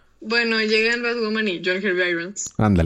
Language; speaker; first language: Spanish; native; Spanish